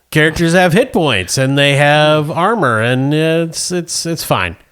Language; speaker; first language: English; native; English